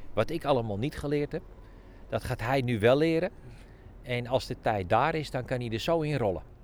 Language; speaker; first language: Dutch; native; Dutch